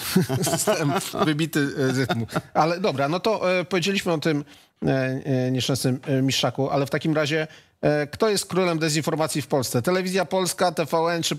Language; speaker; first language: Polish; native; Polish